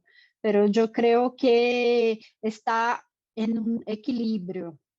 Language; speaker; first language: Spanish; non-native, fluent; Portuguese